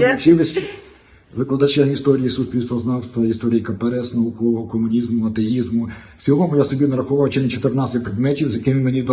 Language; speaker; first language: Ukrainian; native; Ukrainian